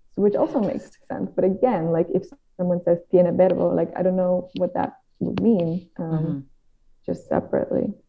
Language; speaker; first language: English; non-native, fluent; Dutch